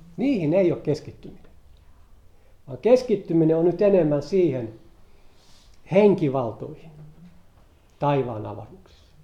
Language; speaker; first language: Finnish; native; Finnish